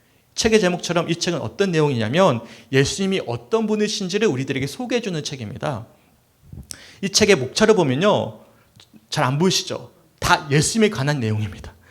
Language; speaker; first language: Korean; native; Korean